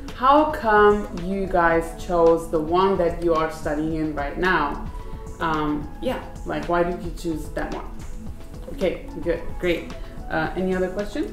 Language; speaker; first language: English; native; English